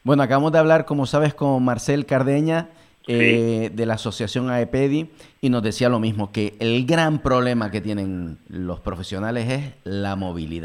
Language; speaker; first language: Spanish; native; Spanish